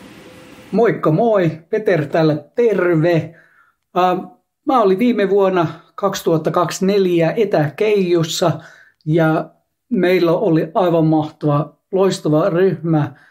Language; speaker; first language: Finnish; non-native, learner; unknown